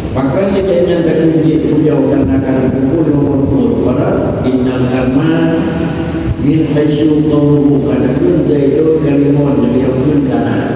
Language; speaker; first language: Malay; non-native, local second language; Achinese